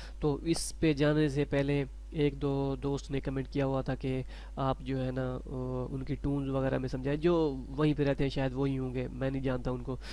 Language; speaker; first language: Urdu; non-native, local second language; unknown